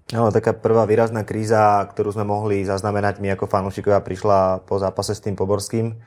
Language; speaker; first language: Slovak; native; Slovak